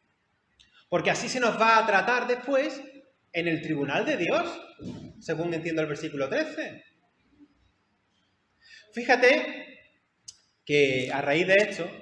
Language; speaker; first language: Spanish; native; Spanish